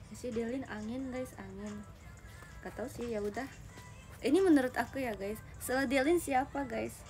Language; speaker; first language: Indonesian; non-native, learner; Japanese